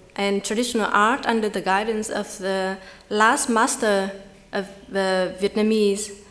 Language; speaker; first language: English; non-native, fluent; Vietnamese